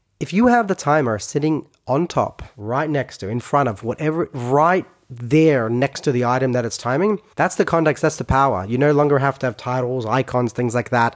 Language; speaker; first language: English; non-native, fluent; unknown